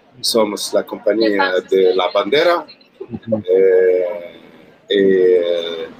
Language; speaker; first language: Spanish; non-native, learner; Arabic